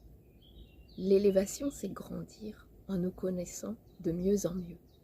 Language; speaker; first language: French; native; French